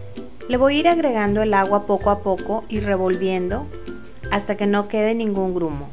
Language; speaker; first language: Spanish; native; Spanish